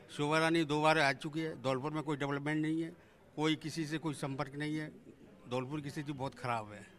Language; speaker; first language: Hindi; native; Hindi